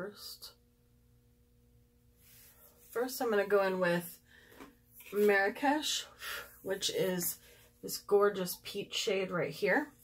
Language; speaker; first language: English; native; English